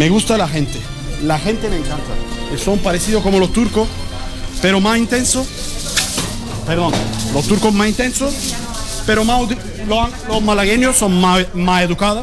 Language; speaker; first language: Spanish; non-native, learner; Turkish